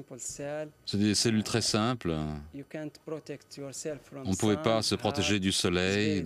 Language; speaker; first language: French; non-native, local second language; Arabic